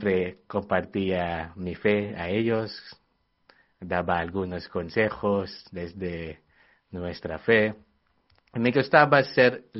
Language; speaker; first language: Spanish; non-native, fluent; Filipino